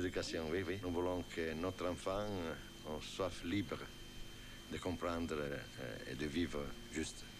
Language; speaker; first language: French; non-native, fluent; Italian